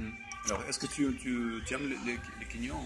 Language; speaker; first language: French; non-native, fluent; Russian